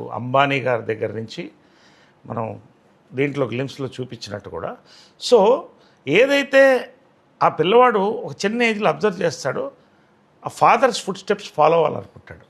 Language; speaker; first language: Telugu; native; Telugu